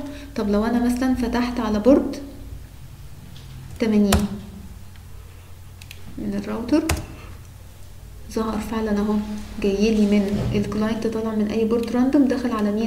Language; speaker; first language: Arabic; native; Arabic